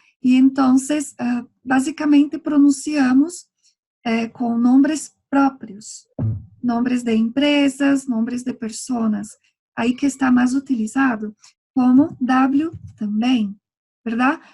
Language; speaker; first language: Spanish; non-native, fluent; Portuguese